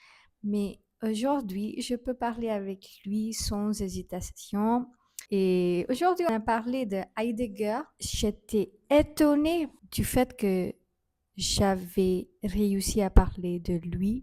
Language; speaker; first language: French; non-native, fluent; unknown